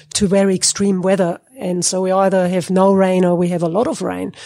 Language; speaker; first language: English; non-native, fluent; German